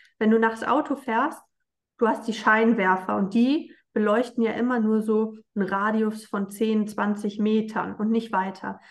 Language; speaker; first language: German; native; German